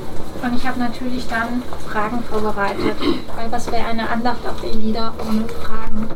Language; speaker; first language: German; native; German